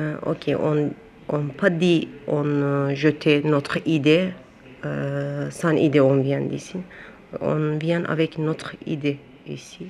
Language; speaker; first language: French; non-native, learner; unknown